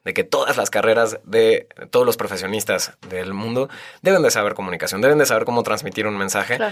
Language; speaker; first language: Spanish; native; Spanish